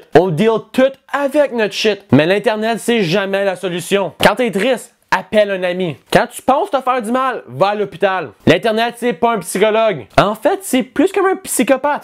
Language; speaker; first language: French; native; French